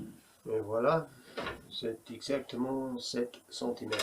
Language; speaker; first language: French; non-native, learner; English